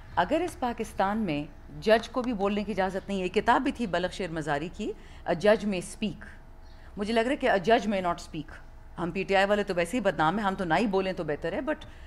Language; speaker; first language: Urdu; non-native, local second language; Pashto